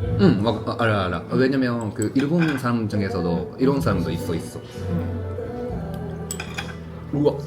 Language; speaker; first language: Korean; non-native, learner; Japanese